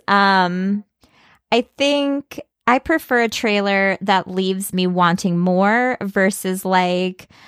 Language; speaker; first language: English; early bilingual, other home language; Norwegian